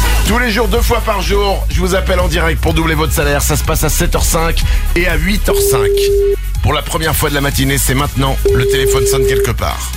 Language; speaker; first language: French; native; French